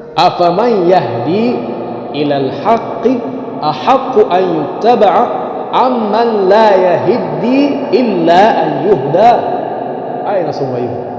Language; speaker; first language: Swahili; native; Swahili